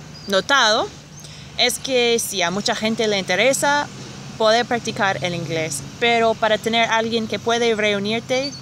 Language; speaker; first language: Spanish; non-native, fluent; English